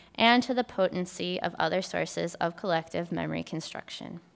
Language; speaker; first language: English; native; English